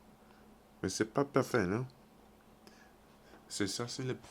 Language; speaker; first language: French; non-native, learner; English